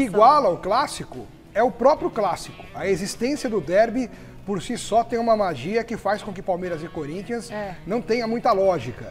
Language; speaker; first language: Portuguese; native; Portuguese